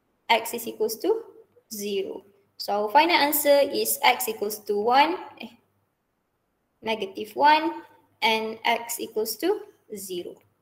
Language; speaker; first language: English; non-native, local second language; Malay